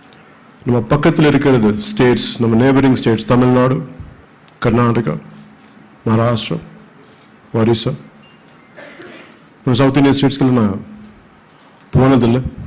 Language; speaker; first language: Tamil; non-native, local second language; Telugu